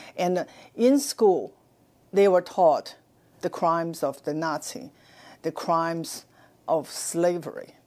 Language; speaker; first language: English; non-native, fluent; Chinese